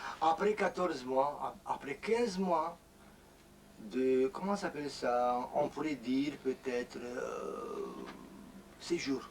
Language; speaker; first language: French; non-native, fluent; Romanian